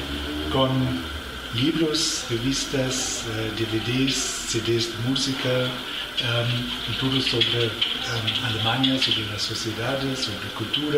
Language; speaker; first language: Spanish; non-native, fluent; German